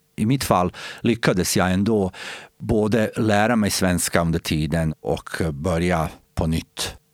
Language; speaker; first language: Swedish; non-native, fluent; Bosnian